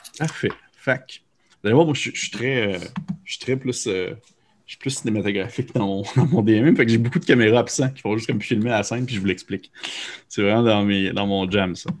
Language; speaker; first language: French; native; French